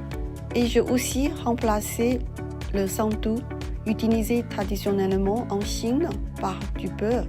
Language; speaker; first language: French; non-native, fluent; Chinese